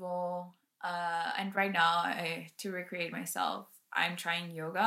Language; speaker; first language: English; non-native, fluent; Spanish